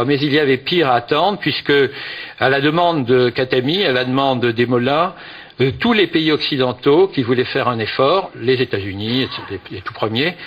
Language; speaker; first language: French; native; French